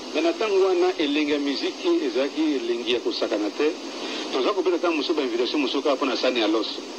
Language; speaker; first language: Lingala; native; Lingala